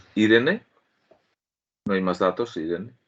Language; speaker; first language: Spanish; native; Spanish